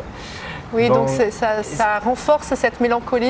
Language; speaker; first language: French; native; French